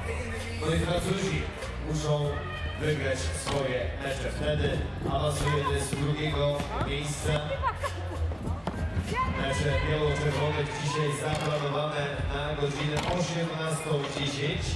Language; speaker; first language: Polish; native; Polish